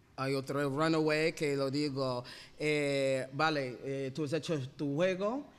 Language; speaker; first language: Spanish; non-native, fluent; English